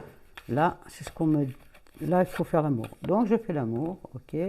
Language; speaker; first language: French; native; French